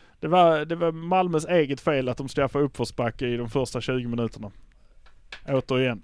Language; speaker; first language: Swedish; native; Swedish